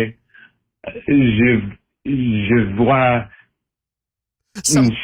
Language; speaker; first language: French; non-native, learner; English